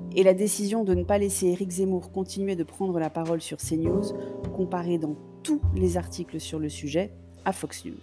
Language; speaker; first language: French; native; French